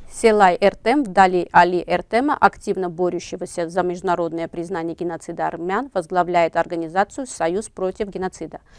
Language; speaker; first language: Russian; non-native, local second language; Armenian